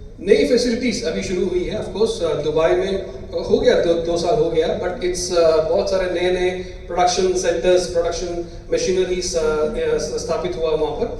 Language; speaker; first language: Hindi; non-native, local second language; Malayalam